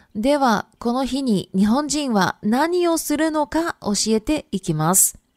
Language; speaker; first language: Japanese; non-native, fluent; Chinese